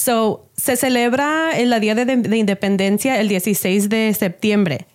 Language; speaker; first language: Spanish; early bilingual, other home language; English